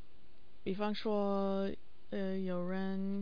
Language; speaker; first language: Chinese; non-native, learner; English